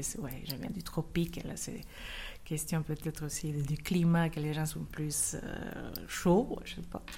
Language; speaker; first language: French; non-native, fluent; Spanish